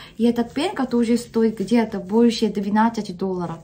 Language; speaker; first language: Russian; non-native, learner; Korean